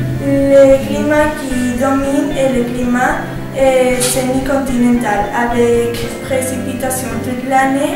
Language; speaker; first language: French; non-native, learner; Spanish